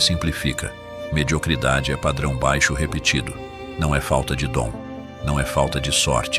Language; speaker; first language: Portuguese; native; Portuguese